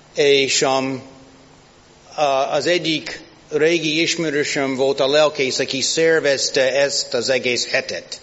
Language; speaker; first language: Hungarian; non-native, fluent; English